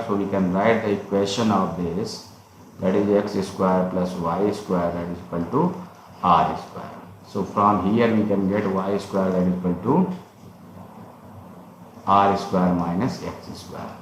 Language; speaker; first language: English; non-native, local second language; Hindi